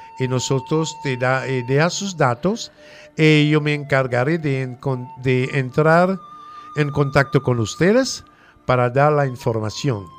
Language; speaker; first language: Spanish; non-native, fluent; French